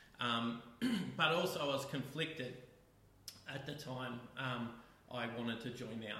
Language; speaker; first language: English; native; English